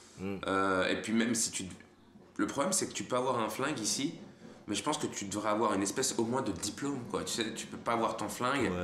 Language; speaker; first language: French; native; French